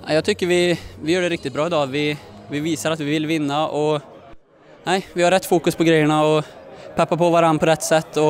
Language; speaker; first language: Swedish; native; Swedish